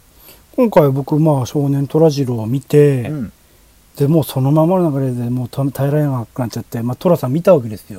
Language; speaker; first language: Japanese; native; Japanese